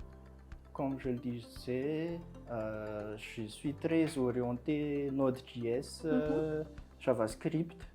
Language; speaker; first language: French; non-native, local second language; Malagasy